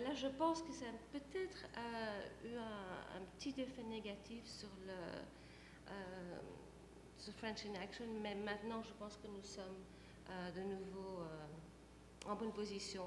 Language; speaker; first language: French; native; French